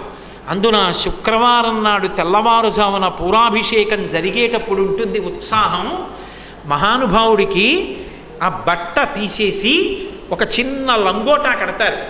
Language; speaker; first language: Telugu; native; Telugu